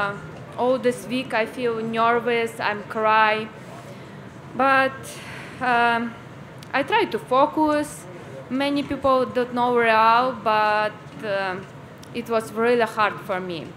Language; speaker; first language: English; non-native, learner; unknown